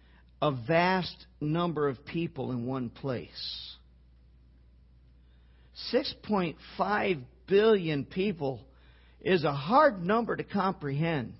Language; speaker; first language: English; native; English